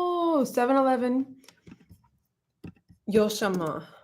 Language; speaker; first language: Chinese; non-native, learner; English